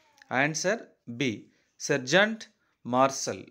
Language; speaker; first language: English; non-native, local second language; Tamil